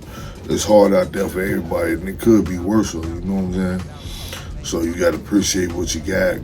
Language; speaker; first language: English; native; English